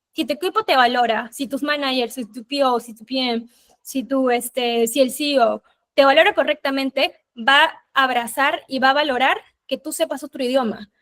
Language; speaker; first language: Spanish; native; Spanish